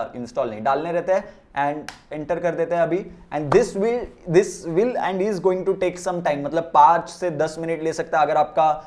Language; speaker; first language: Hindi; non-native, local second language; Marathi